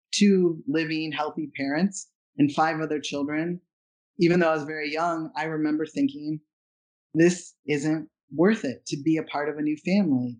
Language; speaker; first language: English; native; English